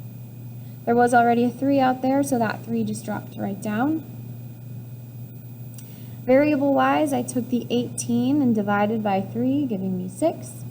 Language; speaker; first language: English; native; English